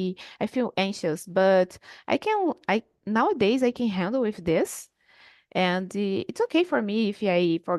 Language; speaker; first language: English; non-native, learner; Portuguese